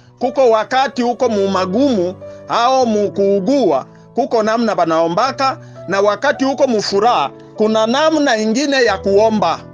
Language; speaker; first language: Swahili; native; Swahili